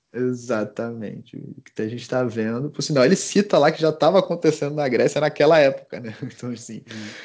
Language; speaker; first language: Portuguese; native; Portuguese